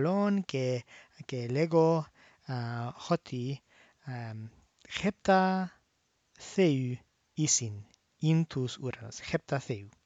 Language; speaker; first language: Greek; non-native, fluent; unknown